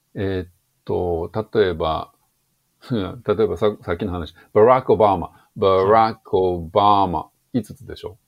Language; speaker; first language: Japanese; native; Japanese